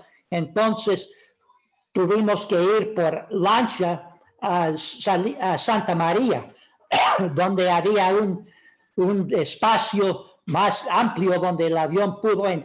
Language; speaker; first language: Spanish; non-native, fluent; English